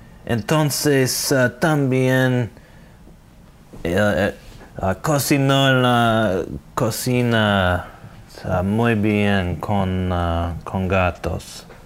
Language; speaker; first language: Spanish; non-native, learner; English